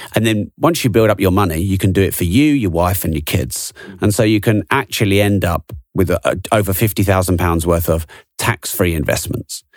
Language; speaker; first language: English; native; English